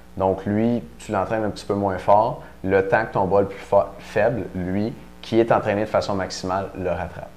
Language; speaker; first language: French; native; French